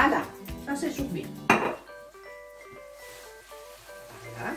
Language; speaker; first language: French; non-native, learner; Italian